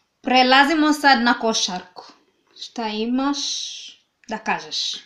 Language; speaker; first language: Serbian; non-native, learner; English